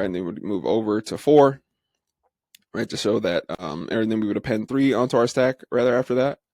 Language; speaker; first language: English; native; English